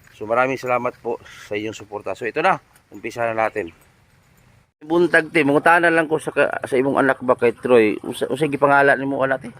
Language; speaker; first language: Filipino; non-native, local second language; Cebuano